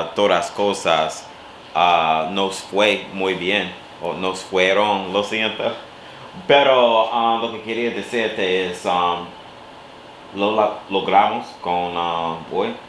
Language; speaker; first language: Spanish; non-native, learner; English